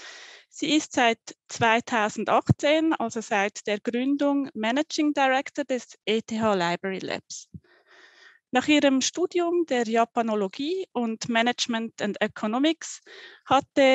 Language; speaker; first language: German; native; German